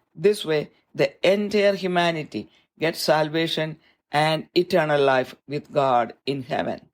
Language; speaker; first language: English; non-native, local second language; Malayalam